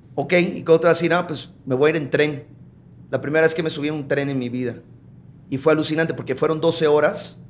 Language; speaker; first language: Spanish; early bilingual, heritage; Spanish